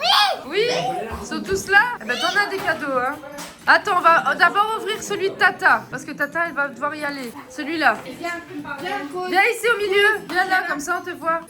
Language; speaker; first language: French; native; French